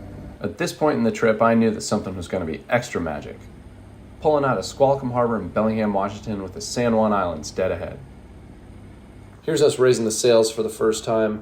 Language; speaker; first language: English; native; English